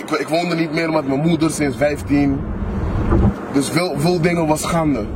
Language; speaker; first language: Dutch; non-native, local second language; Papiamento